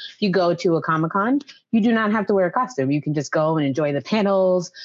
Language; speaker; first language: English; native; English